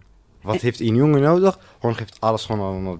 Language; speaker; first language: Dutch; non-native, learner; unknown